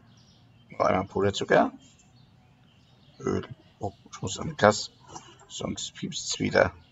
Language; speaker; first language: German; native; German